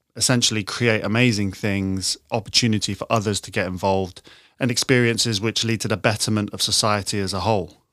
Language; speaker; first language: English; native; English